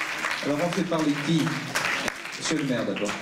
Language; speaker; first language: French; native; French